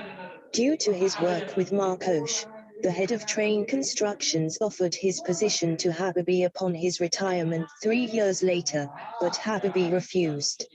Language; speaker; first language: English; non-native, learner; Indonesian